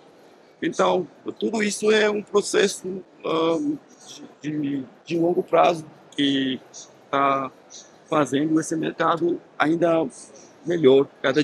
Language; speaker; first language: Portuguese; non-native, fluent; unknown